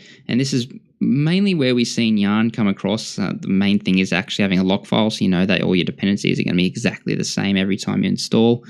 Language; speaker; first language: English; native; English